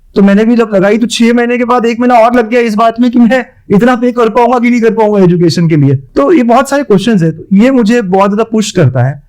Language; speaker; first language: Hindi; non-native, local second language; Marathi